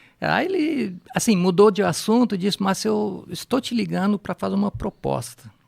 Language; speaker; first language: Portuguese; non-native, fluent; English